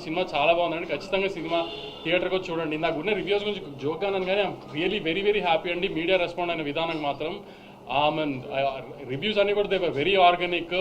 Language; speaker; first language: Telugu; native; Telugu